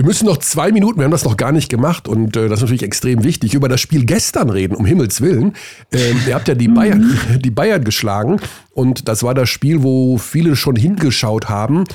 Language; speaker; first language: German; native; German